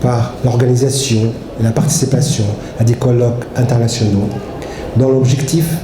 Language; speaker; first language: French; non-native, fluent; Arabic